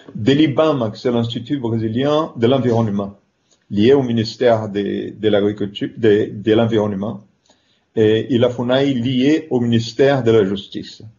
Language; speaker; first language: French; non-native, fluent; Portuguese